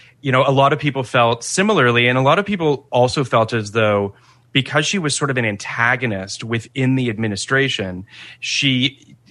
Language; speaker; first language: English; native; English